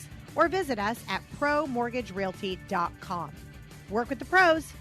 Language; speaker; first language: English; native; English